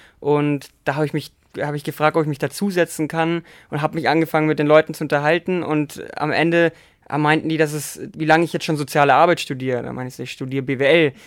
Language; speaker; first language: German; native; German